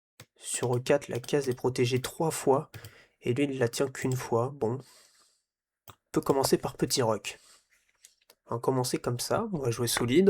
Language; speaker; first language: French; native; French